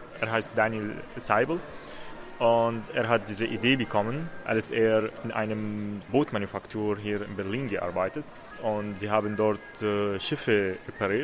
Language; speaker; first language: German; non-native, learner; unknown